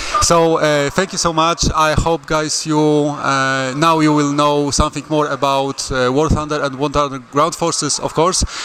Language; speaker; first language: English; non-native, fluent; Polish